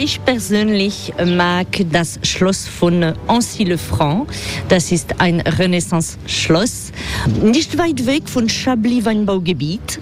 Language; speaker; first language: German; non-native, fluent; French